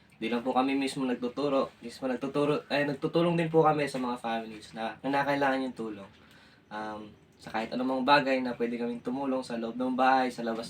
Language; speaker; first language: Filipino; non-native, local second language; Aklanon